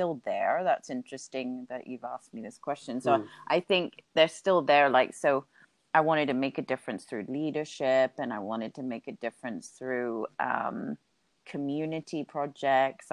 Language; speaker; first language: English; native; English